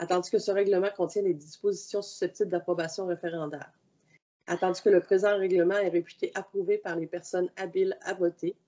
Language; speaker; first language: French; native; French